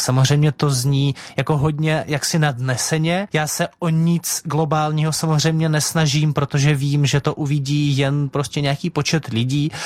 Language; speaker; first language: Czech; non-native, fluent; Russian